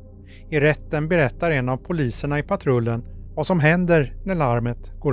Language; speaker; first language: Swedish; native; Swedish